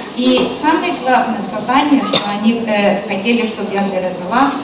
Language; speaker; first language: Russian; non-native, fluent; Estonian